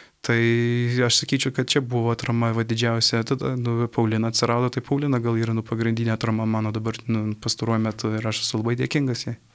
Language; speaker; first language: Lithuanian; early bilingual, heritage; Lithuanian